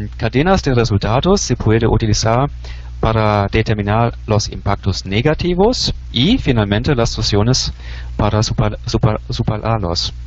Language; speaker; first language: Spanish; non-native, fluent; German